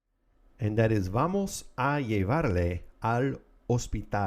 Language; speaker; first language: Spanish; non-native, fluent; English